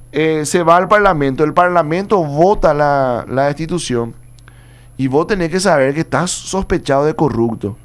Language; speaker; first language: Spanish; native; Spanish